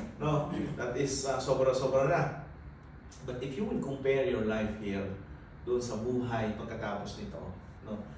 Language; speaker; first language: Filipino; native; Filipino